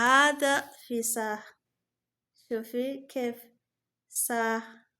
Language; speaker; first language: Arabic; non-native, learner; Kinyarwanda